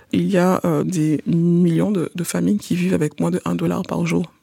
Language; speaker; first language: French; non-native, local second language; Haitian Creole